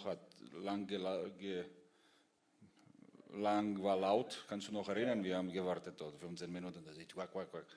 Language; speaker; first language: German; non-native, fluent; Russian